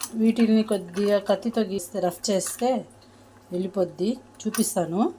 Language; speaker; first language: Telugu; non-native, local second language; Urdu